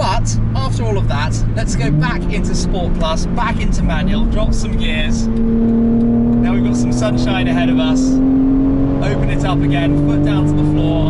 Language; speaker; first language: English; native; English